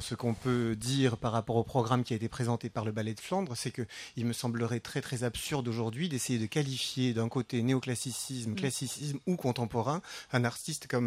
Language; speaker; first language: French; native; French